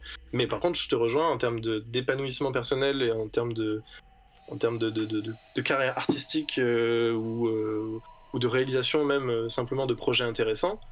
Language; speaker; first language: French; native; French